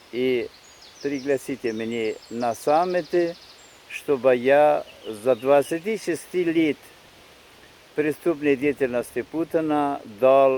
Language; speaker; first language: Russian; non-native, fluent; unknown